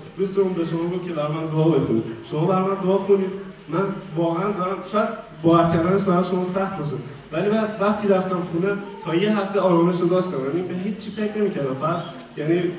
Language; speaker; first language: Persian; native; Persian